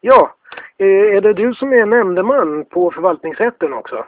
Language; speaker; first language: Swedish; native; Swedish